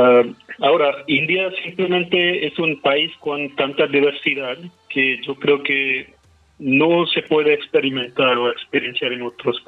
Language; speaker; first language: Spanish; non-native, fluent; Hindi